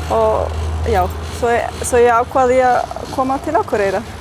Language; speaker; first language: Icelandic; non-native, learner; German